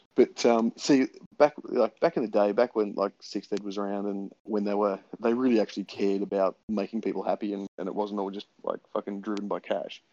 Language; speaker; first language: English; native; English